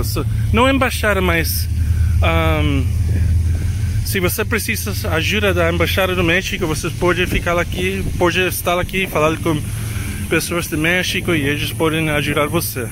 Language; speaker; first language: Portuguese; non-native, learner; English